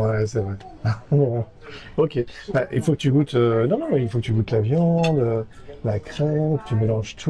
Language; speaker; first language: French; native; French